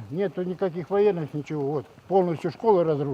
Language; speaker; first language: Russian; native; Russian